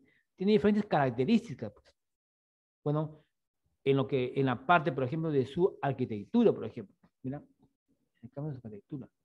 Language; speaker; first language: Spanish; native; Spanish